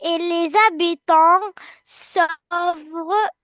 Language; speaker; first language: French; non-native, learner; Arabic